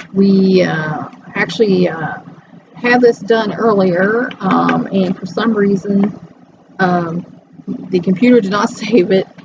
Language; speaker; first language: English; native; English